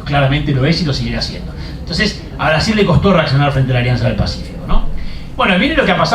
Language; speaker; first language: Spanish; native; Spanish